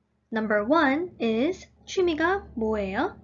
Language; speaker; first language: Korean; early bilingual, heritage; Korean